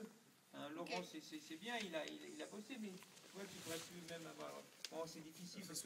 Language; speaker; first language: French; native; French